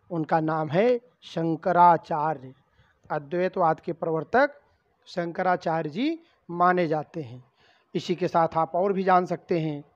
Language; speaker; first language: Hindi; native; Hindi